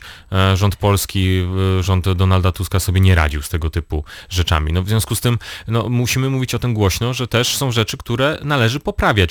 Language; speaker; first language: Polish; native; Polish